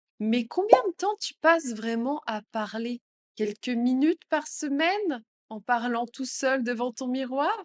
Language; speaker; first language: French; native; French